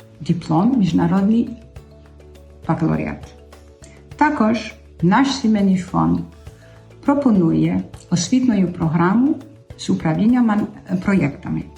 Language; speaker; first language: Ukrainian; early bilingual, heritage; Ukrainian